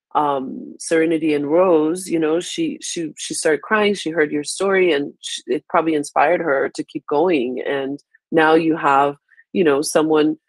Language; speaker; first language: English; early bilingual, other home language; Haitian Creole